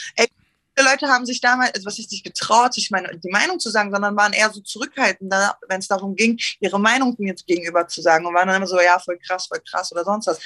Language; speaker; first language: German; early bilingual, other home language; Turkish